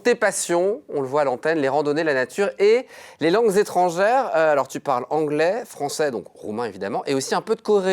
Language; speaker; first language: French; native; French